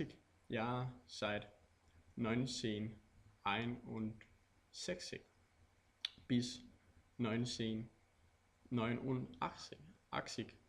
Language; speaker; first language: German; non-native, learner; Danish